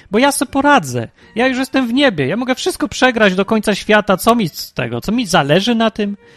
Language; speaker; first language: Polish; early bilingual, heritage; Polish